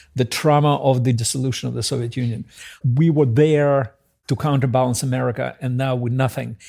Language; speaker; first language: English; early bilingual, other home language; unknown